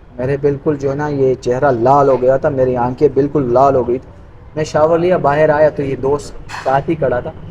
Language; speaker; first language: Urdu; non-native, local second language; Pashto